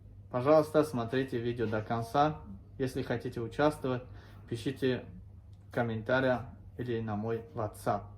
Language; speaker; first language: Russian; non-native, local second language; Tajik